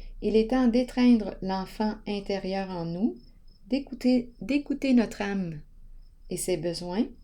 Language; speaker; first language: French; native; French